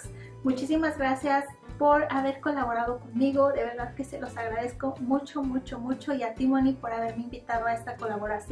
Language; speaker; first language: Spanish; native; Spanish